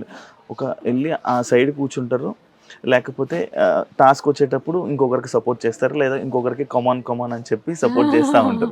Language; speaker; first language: Telugu; native; Telugu